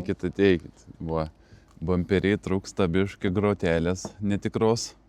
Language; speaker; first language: Lithuanian; native; Lithuanian